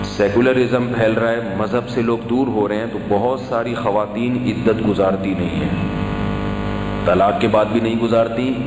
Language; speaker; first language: Urdu; native; Urdu